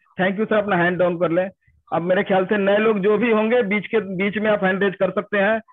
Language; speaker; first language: Hindi; native; Hindi